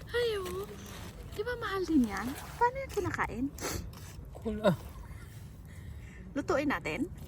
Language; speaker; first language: Filipino; native; Filipino